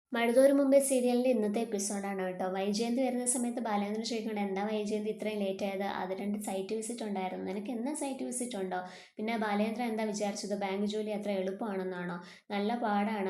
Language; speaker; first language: Malayalam; native; Malayalam